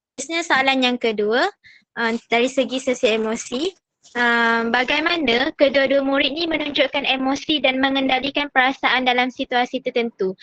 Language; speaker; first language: Malay; native; Malay